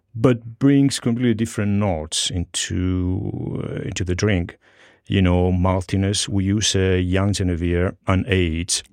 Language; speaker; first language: English; non-native, fluent; Greek